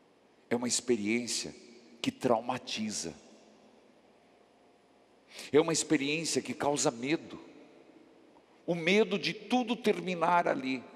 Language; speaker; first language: Portuguese; native; Portuguese